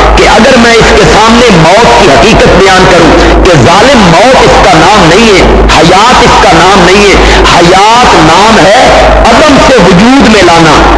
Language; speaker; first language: Urdu; non-native, local second language; Punjabi